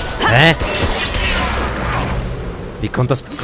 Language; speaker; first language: German; native; German